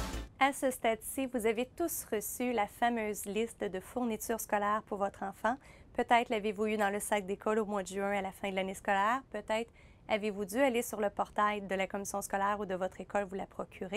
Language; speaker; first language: French; native; French